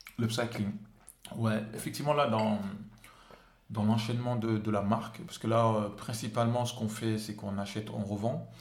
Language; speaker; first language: French; non-native, local second language; Wolof